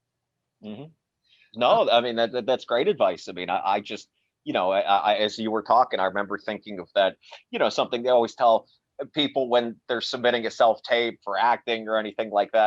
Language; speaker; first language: English; native; English